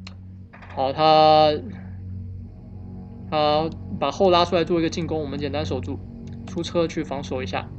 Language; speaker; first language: Chinese; native; Chinese